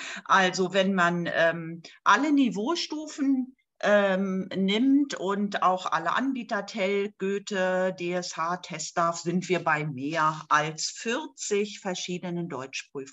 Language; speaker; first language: German; native; German